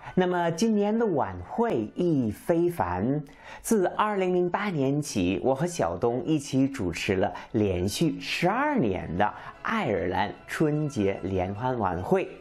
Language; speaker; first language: Chinese; non-native, fluent; English